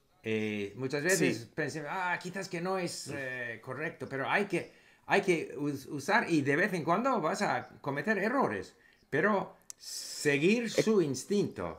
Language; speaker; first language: Spanish; non-native, fluent; English